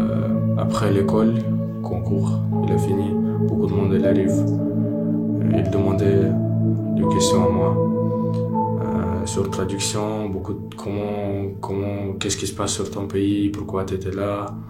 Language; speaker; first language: French; non-native, learner; Ukrainian